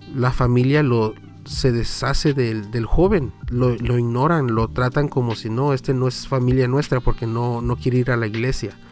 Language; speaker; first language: Spanish; early bilingual, heritage; Spanish